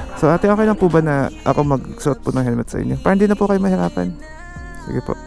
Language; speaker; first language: Filipino; native; Filipino